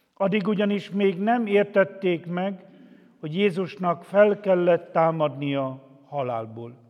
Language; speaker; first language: Hungarian; native; Hungarian